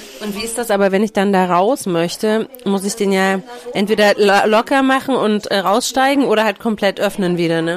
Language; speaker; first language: German; native; German